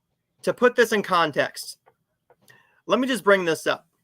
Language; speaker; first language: English; native; English